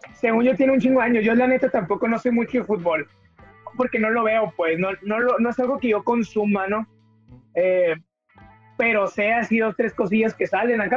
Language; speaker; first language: Spanish; native; Spanish